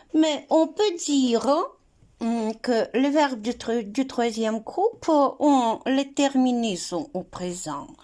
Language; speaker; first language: French; non-native, fluent; Ukrainian